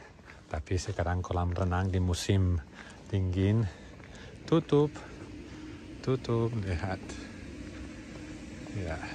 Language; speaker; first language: Indonesian; non-native, learner; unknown